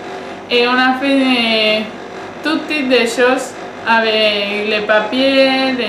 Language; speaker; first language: French; non-native, learner; Spanish